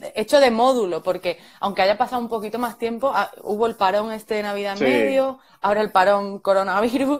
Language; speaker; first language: Spanish; native; Spanish